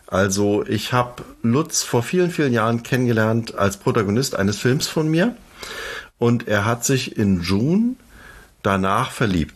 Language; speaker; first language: German; native; German